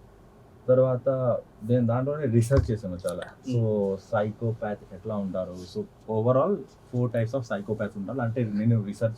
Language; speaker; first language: Telugu; non-native, local second language; Hindi